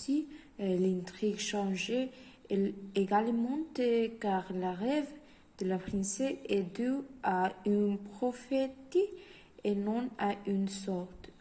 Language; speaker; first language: French; non-native, learner; Spanish